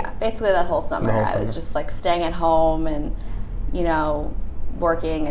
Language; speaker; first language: English; native; English